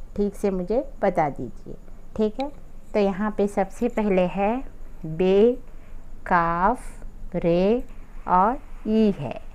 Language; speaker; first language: Hindi; native; Hindi